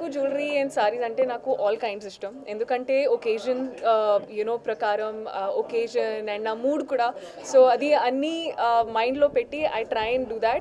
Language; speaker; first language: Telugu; non-native, local second language; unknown